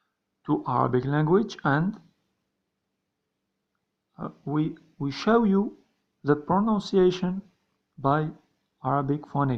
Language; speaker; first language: English; non-native, learner; Arabic